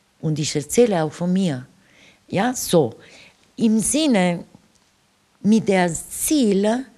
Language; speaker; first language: German; non-native, fluent; Italian